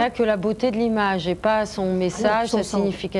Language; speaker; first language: French; native; French